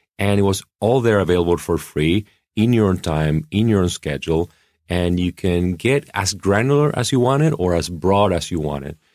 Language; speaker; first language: English; non-native, fluent; Spanish